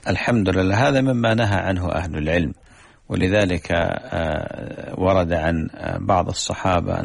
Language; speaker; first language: Arabic; native; Arabic